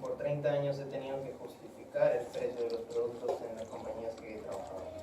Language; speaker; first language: Spanish; native; Spanish